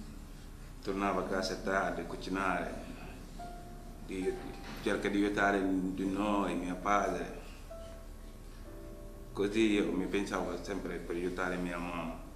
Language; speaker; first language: Italian; non-native, learner; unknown